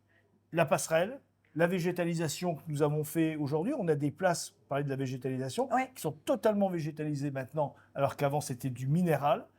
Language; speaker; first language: French; native; French